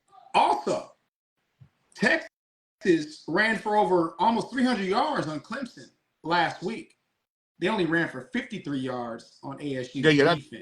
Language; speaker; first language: English; native; English